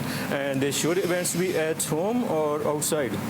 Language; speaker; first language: English; non-native, fluent; Punjabi